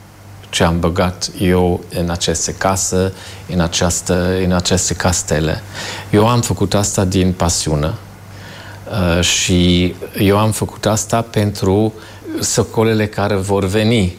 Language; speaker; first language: Romanian; non-native, fluent; German